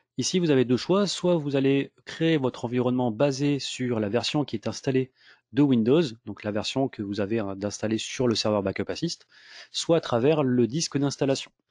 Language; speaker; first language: French; native; French